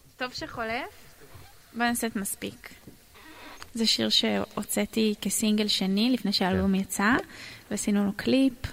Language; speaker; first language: Hebrew; native; Hebrew